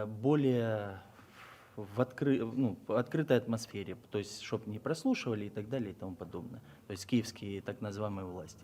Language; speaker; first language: Russian; native; Russian